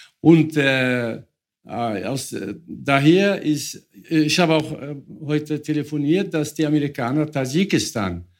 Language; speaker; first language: German; non-native, fluent; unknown